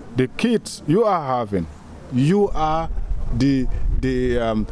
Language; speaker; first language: English; non-native, local second language; Wolof